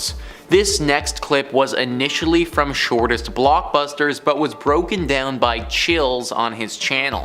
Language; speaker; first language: English; native; English